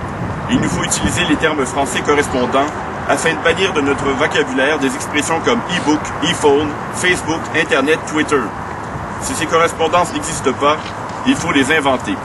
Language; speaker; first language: French; native; French